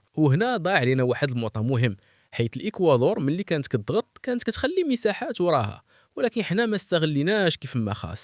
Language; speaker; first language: Arabic; native; Arabic